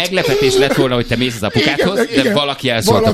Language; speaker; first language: Hungarian; native; Hungarian